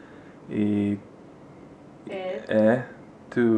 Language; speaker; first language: French; non-native, learner; English